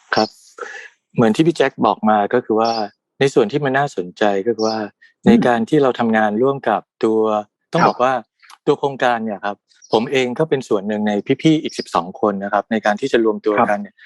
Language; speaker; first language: Thai; native; Thai